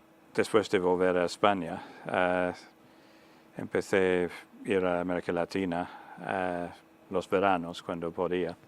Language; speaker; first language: Spanish; non-native, fluent; English